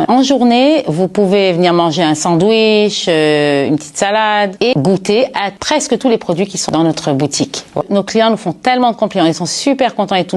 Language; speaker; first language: French; native; French